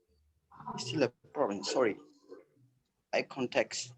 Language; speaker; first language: English; non-native, learner; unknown